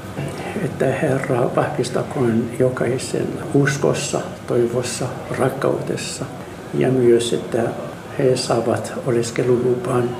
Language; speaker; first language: Finnish; non-native, fluent; Arabic